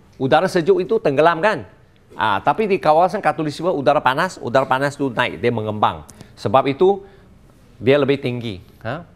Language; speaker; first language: Malay; non-native, local second language; Chinese